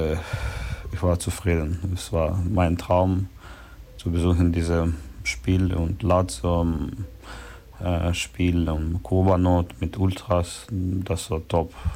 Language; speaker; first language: German; non-native, learner; Ukrainian